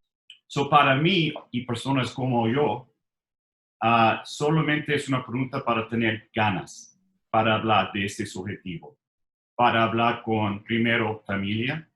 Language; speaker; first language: Spanish; non-native, learner; English